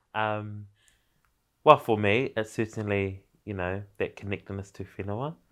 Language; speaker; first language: English; native; English